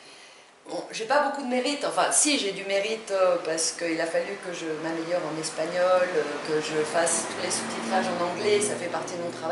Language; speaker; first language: French; non-native, fluent; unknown